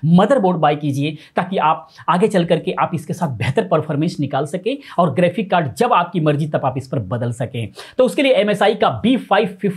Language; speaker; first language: Hindi; native; Hindi